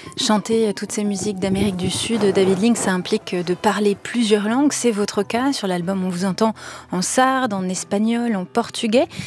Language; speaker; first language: French; native; French